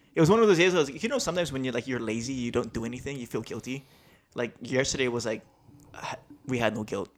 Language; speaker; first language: English; native; English